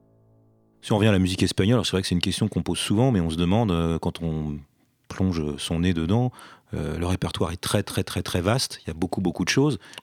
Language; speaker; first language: French; native; French